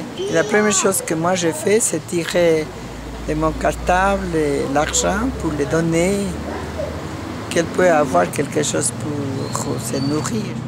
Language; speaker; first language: French; non-native, fluent; Spanish